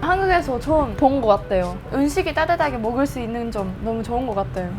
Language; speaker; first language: Korean; early bilingual, heritage; Japanese